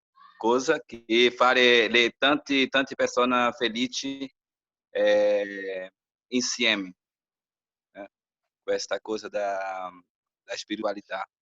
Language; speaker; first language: Italian; non-native, learner; Portuguese